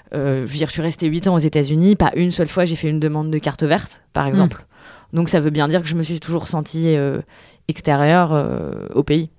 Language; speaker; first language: French; native; French